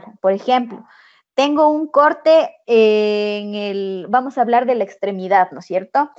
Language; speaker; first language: Spanish; native; Spanish